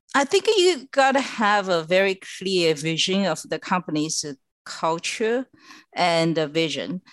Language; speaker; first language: English; non-native, fluent; Chinese